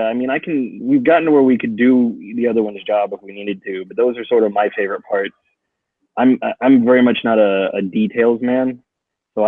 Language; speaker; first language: English; native; English